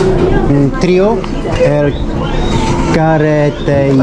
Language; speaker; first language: Spanish; non-native, learner; English